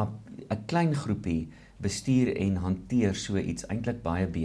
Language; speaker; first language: Afrikaans; native; Afrikaans